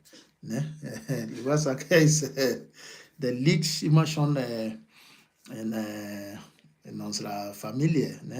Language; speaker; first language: German; non-native, learner; Yoruba